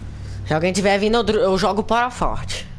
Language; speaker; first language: Portuguese; native; Portuguese